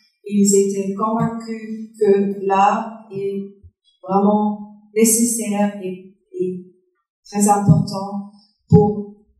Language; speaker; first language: French; non-native, fluent; German